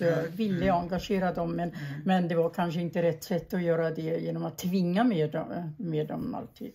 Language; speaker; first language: Swedish; early bilingual, other home language; German